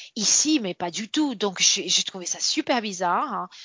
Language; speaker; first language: French; non-native, fluent; Portuguese